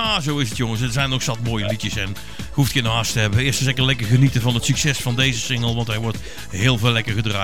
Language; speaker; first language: Dutch; native; Dutch